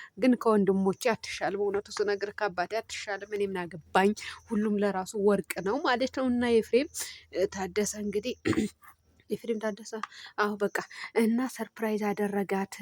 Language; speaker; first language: Amharic; non-native, local second language; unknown